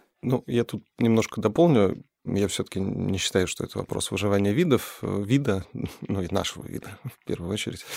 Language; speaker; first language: Russian; native; Russian